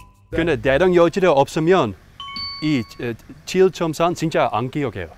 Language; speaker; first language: Korean; non-native, learner; Dutch